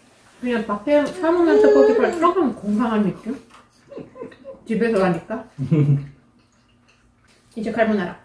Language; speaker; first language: Korean; non-native, fluent; Russian